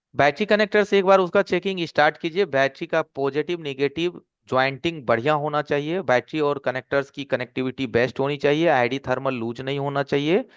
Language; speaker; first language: Hindi; native; Hindi